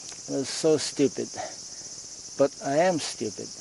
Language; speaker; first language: English; non-native, fluent; Japanese